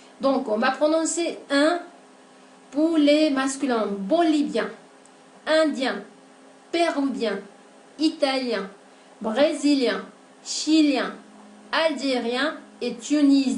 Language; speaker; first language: French; non-native, fluent; Spanish